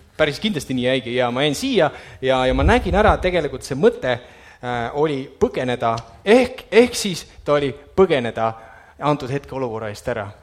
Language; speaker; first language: Estonian; native; Estonian